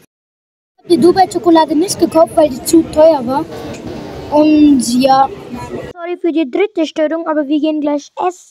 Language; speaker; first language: German; early bilingual, other home language; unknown